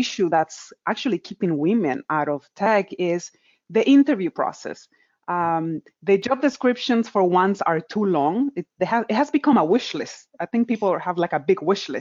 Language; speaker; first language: English; non-native, fluent; Spanish